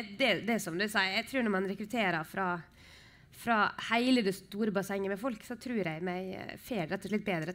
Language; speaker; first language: Norwegian; native; Norwegian